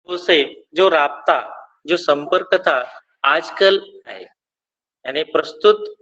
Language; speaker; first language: Hindi; non-native, local second language; Marathi